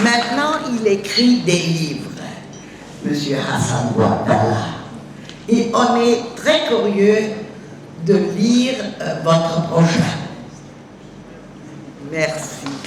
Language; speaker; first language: French; non-native, learner; German